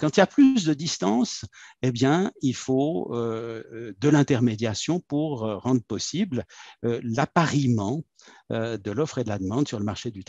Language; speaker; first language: French; native; French